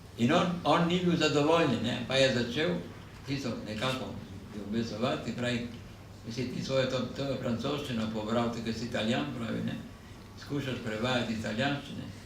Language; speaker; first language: Slovenian; native; Slovenian